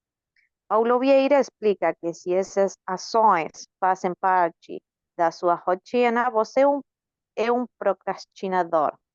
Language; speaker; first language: Portuguese; non-native, learner; Spanish